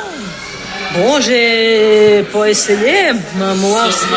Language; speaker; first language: French; non-native, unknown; Portuguese